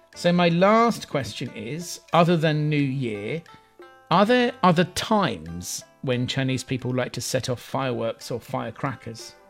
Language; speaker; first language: English; native; English